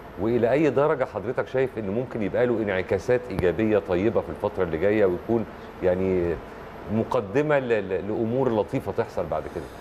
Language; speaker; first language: Arabic; native; Arabic